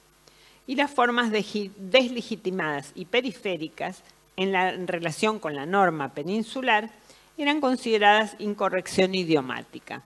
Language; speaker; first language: Spanish; native; Spanish